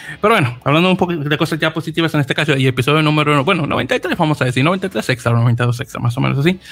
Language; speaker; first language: Spanish; native; Spanish